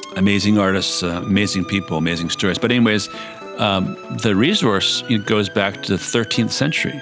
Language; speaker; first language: English; native; English